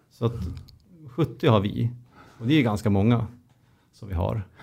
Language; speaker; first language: Swedish; native; Swedish